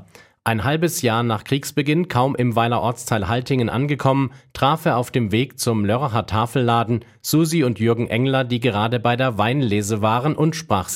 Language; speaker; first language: German; native; German